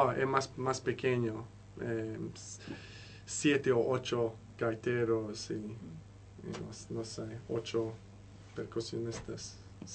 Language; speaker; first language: Spanish; non-native, learner; English